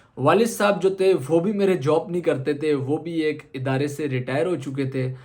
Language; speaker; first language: Urdu; native; Urdu